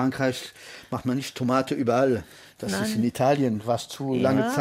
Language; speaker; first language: German; non-native, fluent; French